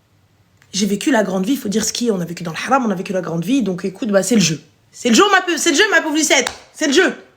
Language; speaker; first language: French; early bilingual, other home language; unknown